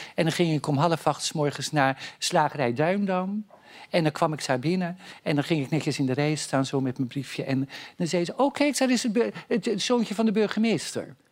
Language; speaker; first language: Dutch; native; Dutch